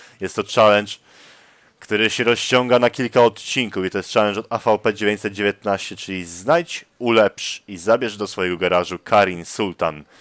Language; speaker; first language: Polish; native; Polish